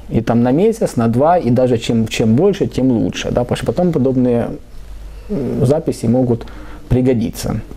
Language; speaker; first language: Russian; native; Russian